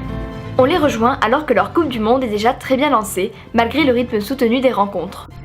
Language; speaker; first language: French; native; French